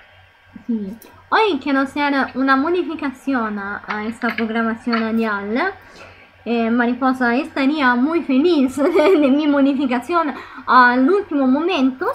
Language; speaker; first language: Spanish; non-native, fluent; Italian